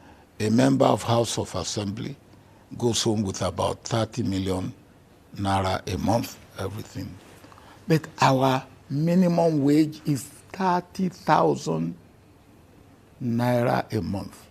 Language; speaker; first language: English; non-native, local second language; Yoruba